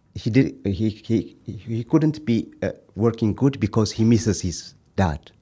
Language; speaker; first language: English; non-native, fluent; Amharic